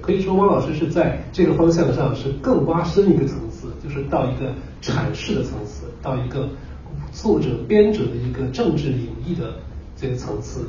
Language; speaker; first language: Chinese; native; Chinese